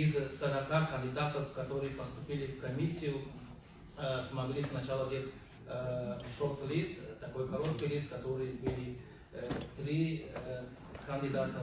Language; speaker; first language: Russian; non-native, local second language; Tajik